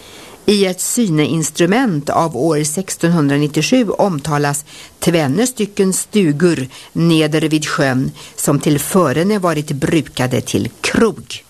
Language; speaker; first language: Swedish; native; Swedish